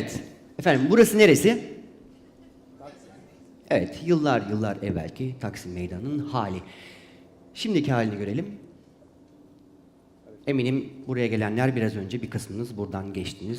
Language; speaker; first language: Turkish; native; Turkish